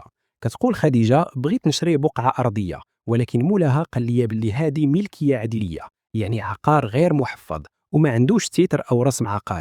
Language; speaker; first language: Arabic; native; Arabic